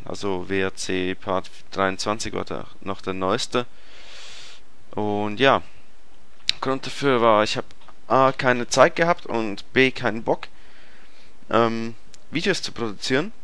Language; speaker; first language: German; native; German